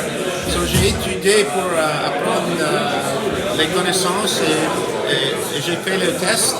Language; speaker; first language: French; non-native, local second language; English